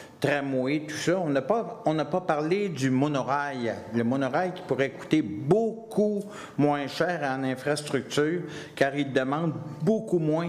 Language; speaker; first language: French; native; French